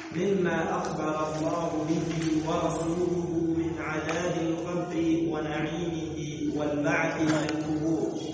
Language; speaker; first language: Arabic; non-native, fluent; Swahili